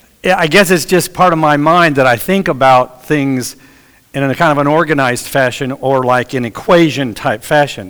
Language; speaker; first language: English; native; English